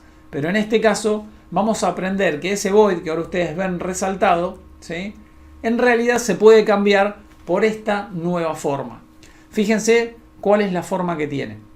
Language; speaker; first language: Spanish; native; Spanish